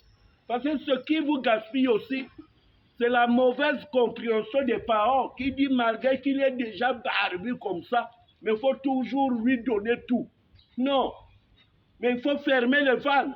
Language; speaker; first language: French; native; French